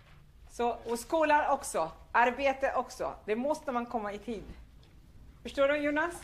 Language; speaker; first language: Swedish; non-native, fluent; Arabic